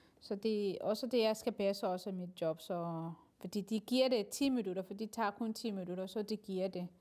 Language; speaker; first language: Danish; non-native, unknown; Somali